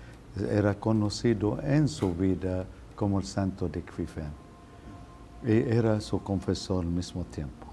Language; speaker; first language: Spanish; non-native, fluent; Arabic